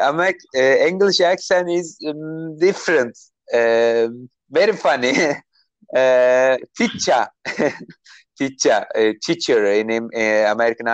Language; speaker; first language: English; non-native, learner; Turkish